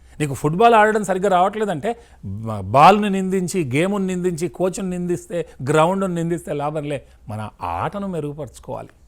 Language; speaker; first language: Telugu; native; Telugu